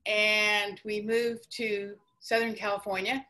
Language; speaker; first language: English; native; English